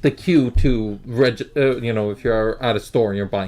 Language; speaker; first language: English; native; English